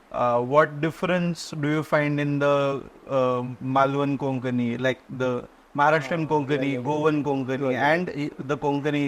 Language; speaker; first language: English; non-native, local second language; Konkani